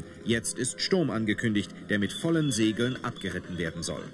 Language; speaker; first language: German; native; German